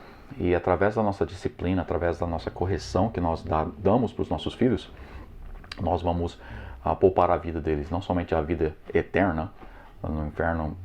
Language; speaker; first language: Portuguese; non-native, fluent; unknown